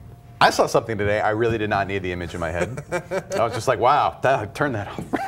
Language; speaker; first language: English; native; English